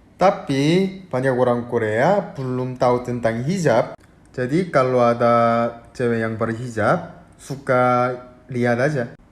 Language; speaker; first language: Indonesian; early bilingual, other home language; Korean